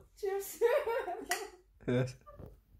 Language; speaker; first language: Russian; non-native, learner; English